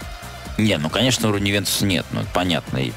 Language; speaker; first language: Russian; native; Russian